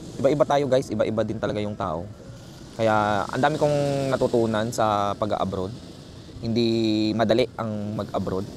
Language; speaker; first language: Filipino; native; Filipino